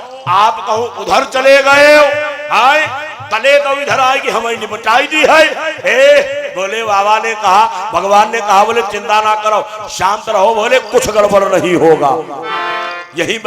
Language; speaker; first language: Hindi; native; Hindi